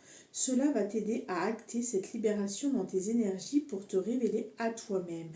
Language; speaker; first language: French; native; French